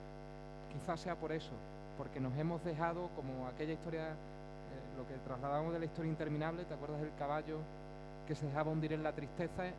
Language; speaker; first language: Spanish; native; Spanish